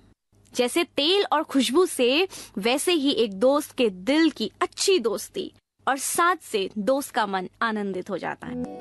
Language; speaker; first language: Hindi; native; Hindi